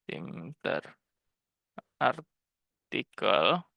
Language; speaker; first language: German; non-native, fluent; Indonesian